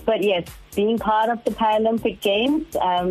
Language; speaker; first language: English; native; English